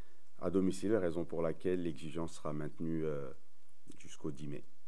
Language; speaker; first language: French; native; French